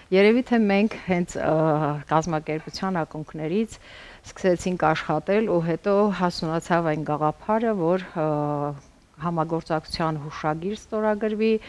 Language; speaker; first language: Armenian; native; Armenian